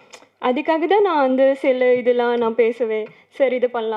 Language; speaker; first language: Tamil; non-native, learner; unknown